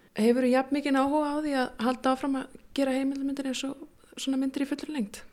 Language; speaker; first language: Icelandic; native; Icelandic